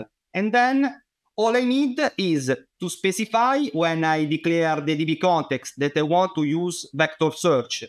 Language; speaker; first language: English; non-native, fluent; Italian